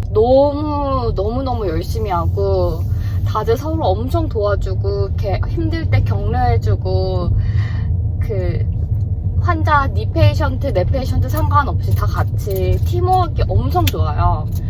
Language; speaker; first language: Korean; native; Korean